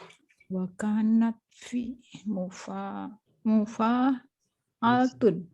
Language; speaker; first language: Arabic; non-native, learner; Indonesian